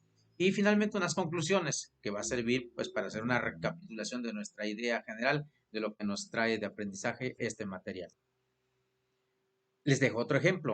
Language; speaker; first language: Spanish; native; Spanish